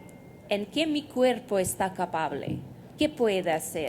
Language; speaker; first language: Spanish; non-native, fluent; Russian